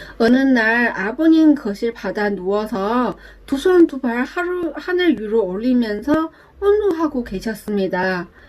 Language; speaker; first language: Korean; non-native, learner; Chinese